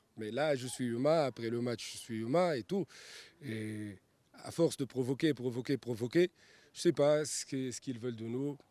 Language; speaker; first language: French; non-native, local second language; Arabic